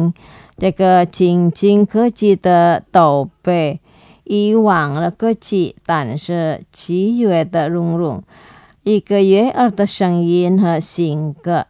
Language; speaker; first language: Chinese; non-native, fluent; Indonesian